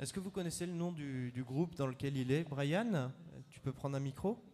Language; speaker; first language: French; native; French